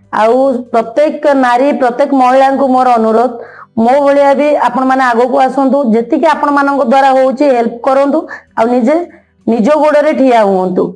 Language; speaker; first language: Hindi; non-native, local second language; Odia